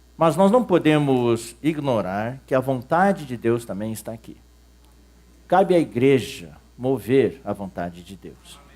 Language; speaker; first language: Portuguese; early bilingual, other home language; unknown